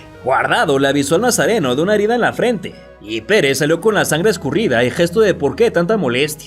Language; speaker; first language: Spanish; native; Spanish